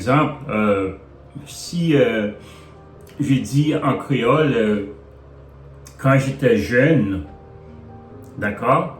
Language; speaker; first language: French; non-native, local second language; Haitian Creole